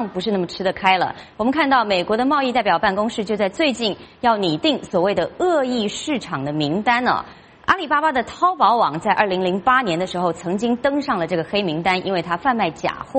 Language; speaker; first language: Chinese; native; Chinese